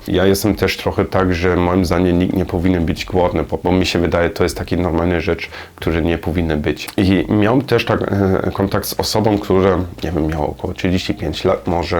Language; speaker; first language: Polish; non-native, learner; German